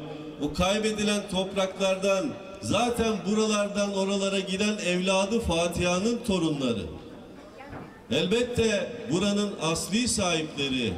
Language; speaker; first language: Turkish; native; Turkish